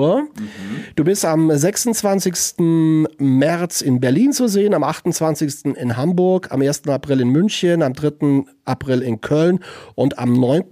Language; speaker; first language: German; native; German